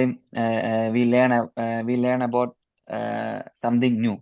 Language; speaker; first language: English; non-native, learner; Malayalam